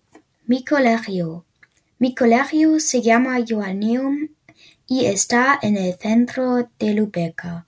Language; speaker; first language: Spanish; non-native, learner; German